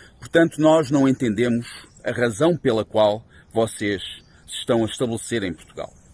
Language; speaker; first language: Portuguese; native; Portuguese